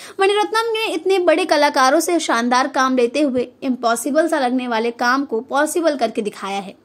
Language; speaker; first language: Hindi; native; Hindi